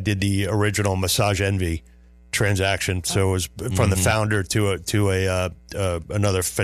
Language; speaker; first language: English; native; English